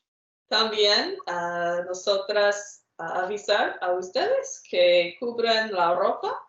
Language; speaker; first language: Spanish; non-native, fluent; English